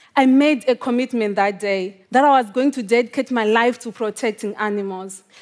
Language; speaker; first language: English; non-native, local second language; Shona